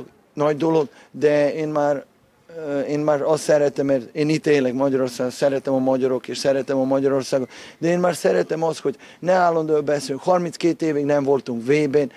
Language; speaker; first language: Hungarian; non-native, fluent; Serbian